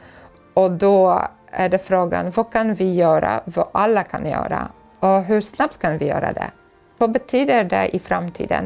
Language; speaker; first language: Swedish; non-native, fluent; Polish